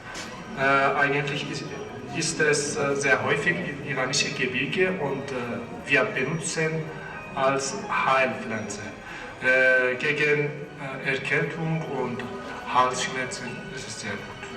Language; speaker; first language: German; non-native, learner; Persian